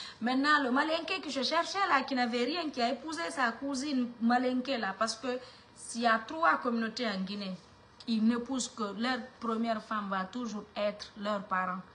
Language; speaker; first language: French; non-native, local second language; Mandingo